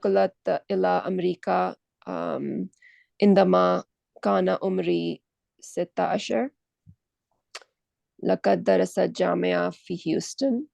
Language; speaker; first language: Arabic; non-native, learner; Urdu